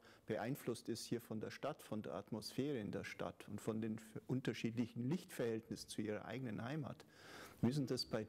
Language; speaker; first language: German; native; German